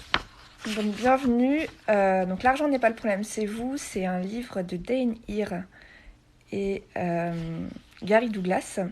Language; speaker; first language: French; native; French